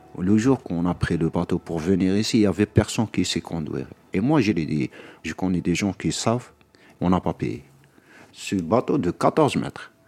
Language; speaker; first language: French; non-native, local second language; Arabic